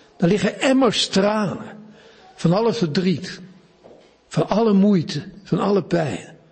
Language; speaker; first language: Dutch; native; Dutch